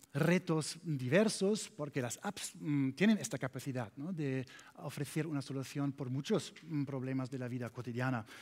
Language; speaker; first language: Spanish; non-native, fluent; German